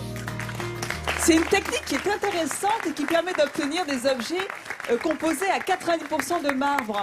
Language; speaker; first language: French; native; French